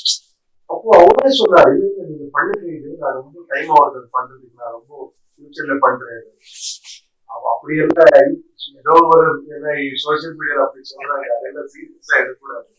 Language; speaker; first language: Tamil; non-native, learner; Kannada